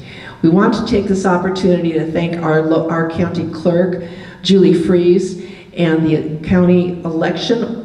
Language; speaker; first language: English; native; English